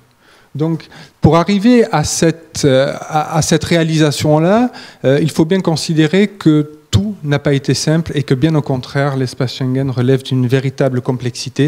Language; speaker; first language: French; native; French